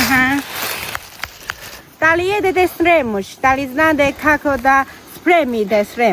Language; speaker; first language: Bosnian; non-native, learner; Chinese